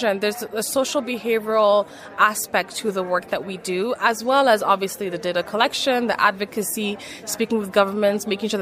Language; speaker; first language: English; native; English